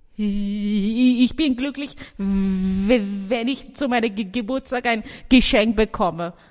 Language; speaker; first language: German; early bilingual, other home language; Persian